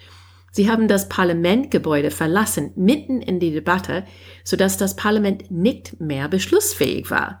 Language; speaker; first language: German; non-native, fluent; English